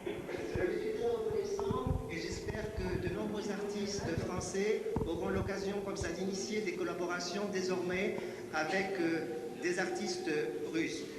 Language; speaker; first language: French; native; French